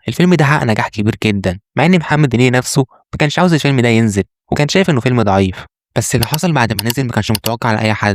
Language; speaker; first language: Arabic; native; Arabic